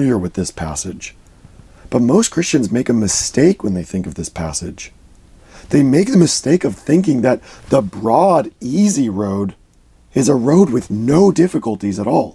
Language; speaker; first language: English; native; English